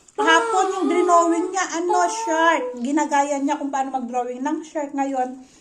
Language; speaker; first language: Filipino; native; Filipino